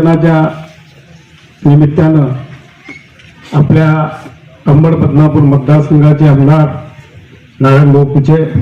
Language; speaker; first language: Marathi; native; Marathi